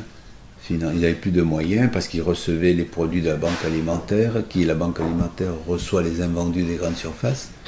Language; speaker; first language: French; native; French